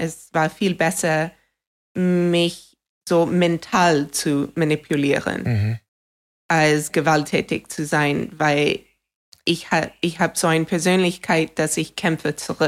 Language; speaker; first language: German; non-native, fluent; English